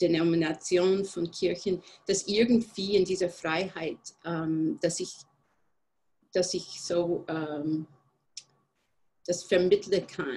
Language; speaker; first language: German; non-native, fluent; English